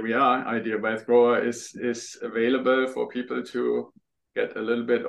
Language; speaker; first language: English; non-native, fluent; German